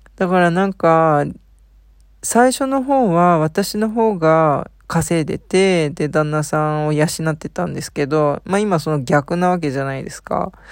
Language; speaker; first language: Japanese; early bilingual, heritage; Japanese